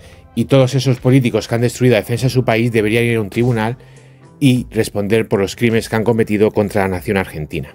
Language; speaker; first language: Spanish; native; Spanish